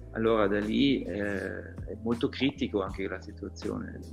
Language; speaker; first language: Italian; non-native, learner; German